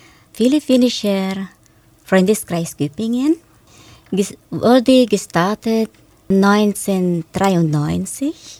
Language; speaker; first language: German; non-native, fluent; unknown